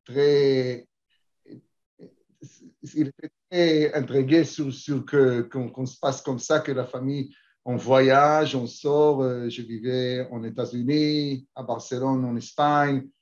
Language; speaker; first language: French; early bilingual, heritage; Hebrew